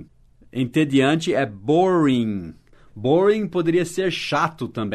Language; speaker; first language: Portuguese; non-native, fluent; English